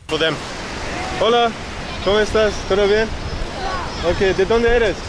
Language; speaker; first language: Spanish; non-native, learner; English